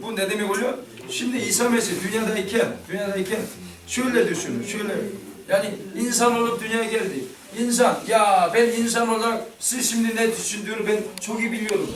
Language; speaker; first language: Turkish; non-native, learner; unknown